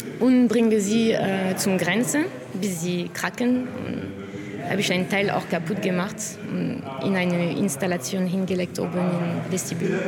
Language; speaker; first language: German; non-native, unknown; French